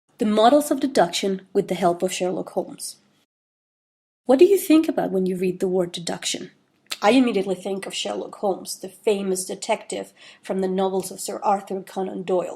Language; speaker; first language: English; non-native, fluent; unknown